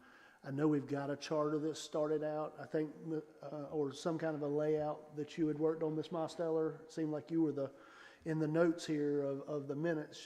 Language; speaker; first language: English; native; English